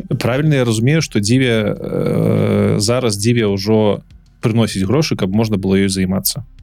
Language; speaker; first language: Belarusian; non-native, local second language; Russian